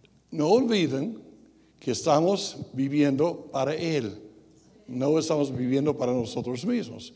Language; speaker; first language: Spanish; non-native, fluent; English